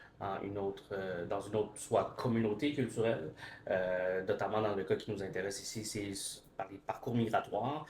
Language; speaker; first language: French; native; French